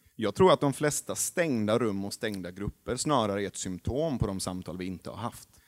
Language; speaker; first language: Swedish; early bilingual, other home language; Persian